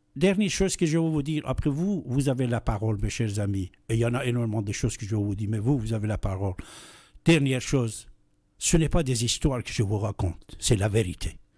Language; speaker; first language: French; non-native, fluent; Persian